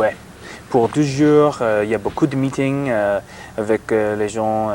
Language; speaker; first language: French; non-native, learner; English